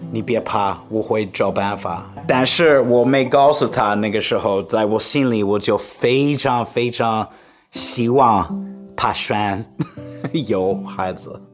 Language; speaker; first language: Chinese; non-native, fluent; English